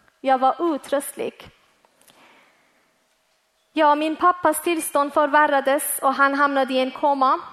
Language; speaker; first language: Swedish; early bilingual, other home language; Persian